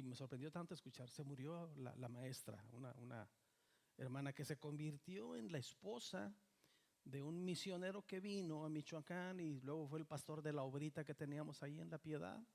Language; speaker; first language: Spanish; native; Spanish